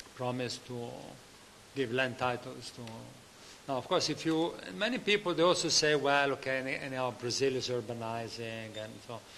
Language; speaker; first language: English; non-native, fluent; Italian